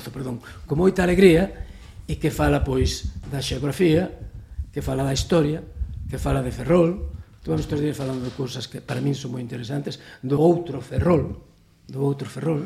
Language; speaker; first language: Galician; native; Galician